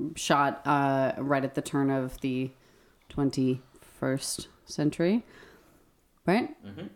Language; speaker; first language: English; native; English